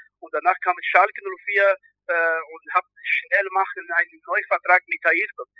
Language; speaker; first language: German; non-native, learner; Portuguese